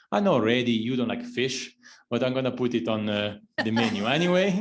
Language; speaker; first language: English; non-native, fluent; Italian